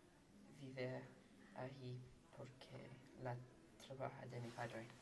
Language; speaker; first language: Spanish; non-native, learner; English